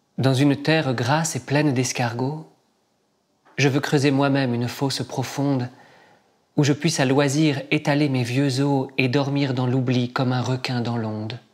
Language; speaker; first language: French; native; French